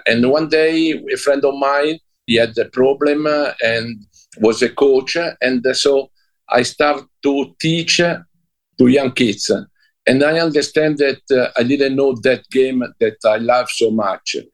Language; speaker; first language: English; non-native, learner; Italian